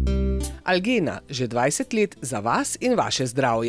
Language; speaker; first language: Slovenian; native; Slovenian